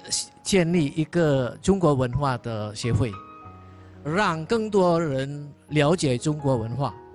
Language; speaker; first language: Chinese; non-native, fluent; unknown